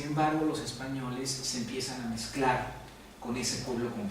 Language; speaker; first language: Spanish; native; Spanish